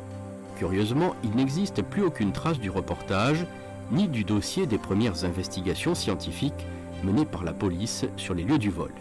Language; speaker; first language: French; native; French